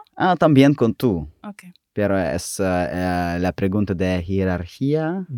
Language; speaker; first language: Spanish; non-native, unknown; Russian